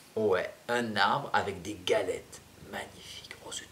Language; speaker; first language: French; native; French